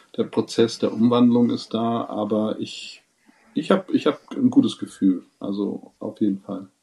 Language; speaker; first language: German; non-native, fluent; English